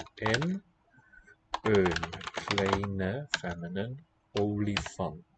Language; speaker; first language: Dutch; non-native, learner; English